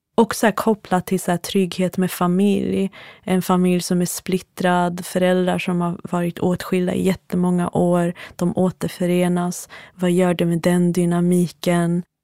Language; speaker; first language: Swedish; early bilingual, other home language; Central Kurdish